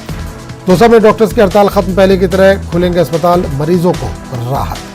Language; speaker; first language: Hindi; native; Hindi